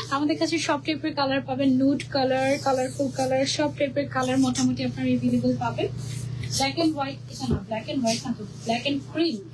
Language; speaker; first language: Bangla; native; Bangla